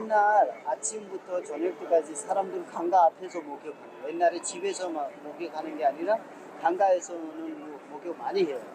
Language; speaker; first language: Korean; non-native, fluent; Hindi